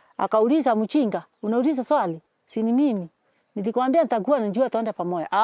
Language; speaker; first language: Swahili; non-native, local second language; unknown